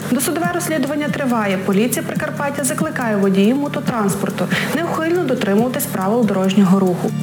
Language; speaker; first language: Ukrainian; native; Ukrainian